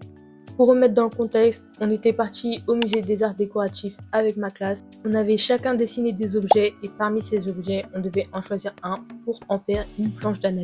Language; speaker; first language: French; native; French